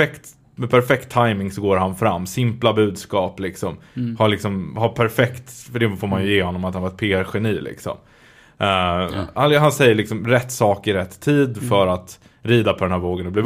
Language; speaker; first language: Swedish; native; Swedish